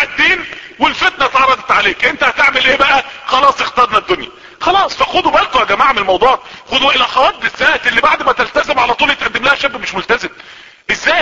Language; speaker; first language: Arabic; native; Arabic